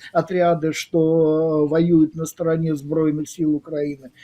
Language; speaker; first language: Russian; native; Russian